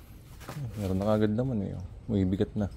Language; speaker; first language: Filipino; native; Filipino